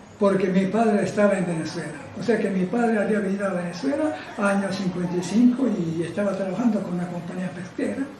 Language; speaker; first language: Spanish; non-native, fluent; Japanese